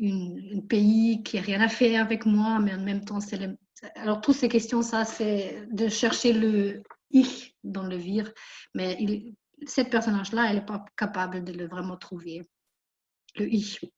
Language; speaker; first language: French; non-native, fluent; German